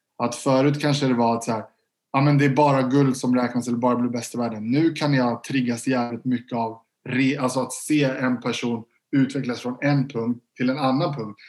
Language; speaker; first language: Swedish; native; Swedish